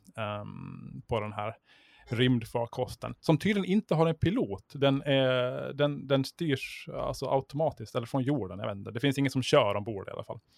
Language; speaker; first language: Swedish; native; Swedish